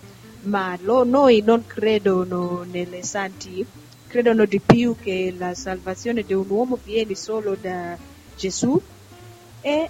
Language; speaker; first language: Italian; non-native, learner; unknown